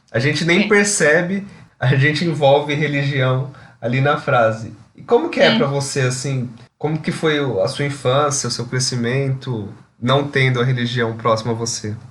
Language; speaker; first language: Portuguese; native; Portuguese